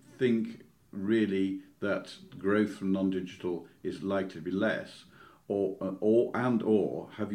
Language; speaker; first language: English; native; English